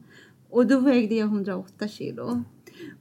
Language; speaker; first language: Swedish; non-native, fluent; Persian